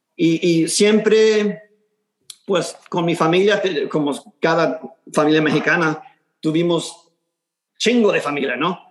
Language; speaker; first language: Spanish; early bilingual, heritage; Spanish